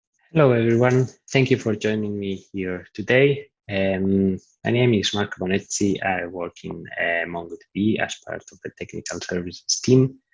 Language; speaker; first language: English; non-native, fluent; Italian